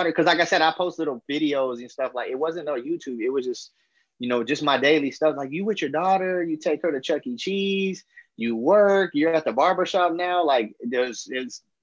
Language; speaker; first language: English; native; English